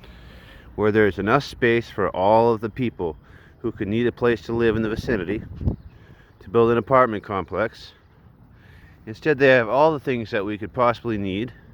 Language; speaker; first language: English; native; English